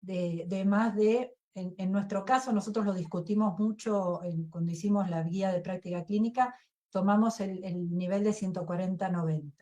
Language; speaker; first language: Spanish; native; Spanish